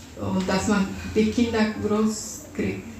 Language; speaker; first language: German; non-native, fluent; Russian